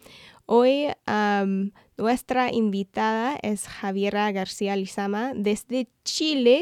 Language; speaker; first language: Spanish; non-native, fluent; English